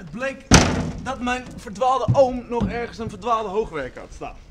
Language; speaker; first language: Dutch; native; Dutch